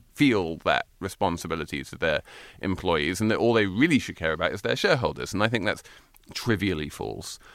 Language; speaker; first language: English; native; English